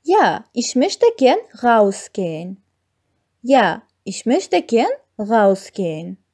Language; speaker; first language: German; non-native, fluent; Armenian